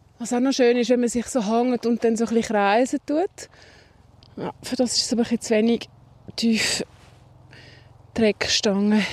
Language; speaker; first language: German; native; German